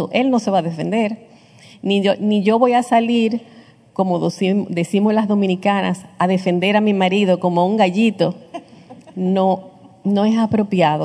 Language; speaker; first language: Spanish; native; Spanish